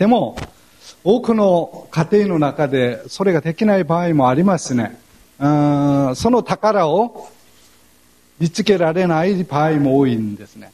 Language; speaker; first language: Japanese; non-native, fluent; Korean